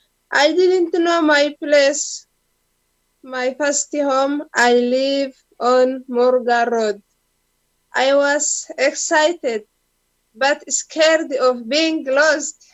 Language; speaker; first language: English; non-native, learner; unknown